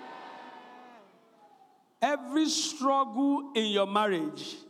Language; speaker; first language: English; non-native, local second language; Yoruba